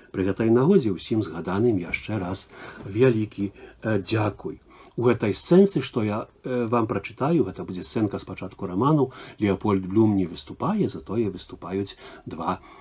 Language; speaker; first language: Belarusian; native; Belarusian